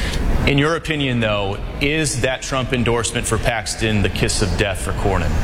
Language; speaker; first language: English; native; English